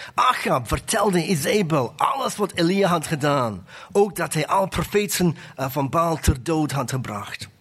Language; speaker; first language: Dutch; non-native, fluent; English